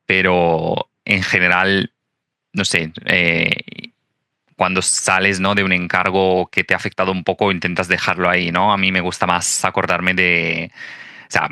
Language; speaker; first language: Spanish; non-native, fluent; Italian